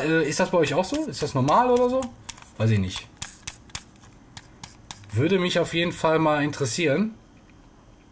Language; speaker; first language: German; native; German